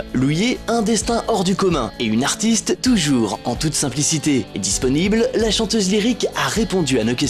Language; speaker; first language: French; native; French